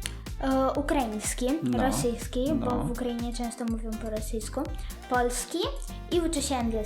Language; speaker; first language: Polish; early bilingual, other home language; Ukrainian